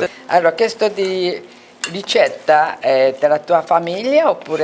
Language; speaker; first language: Italian; non-native, fluent; Korean